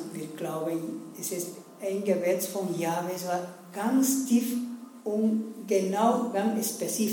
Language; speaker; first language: German; non-native, learner; Spanish